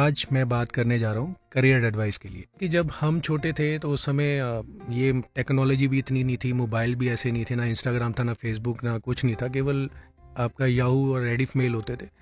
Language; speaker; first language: Hindi; native; Hindi